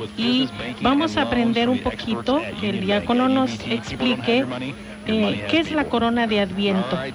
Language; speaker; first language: Spanish; native; Spanish